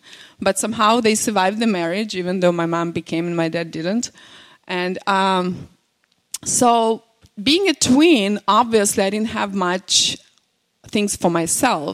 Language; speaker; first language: English; non-native, fluent; Russian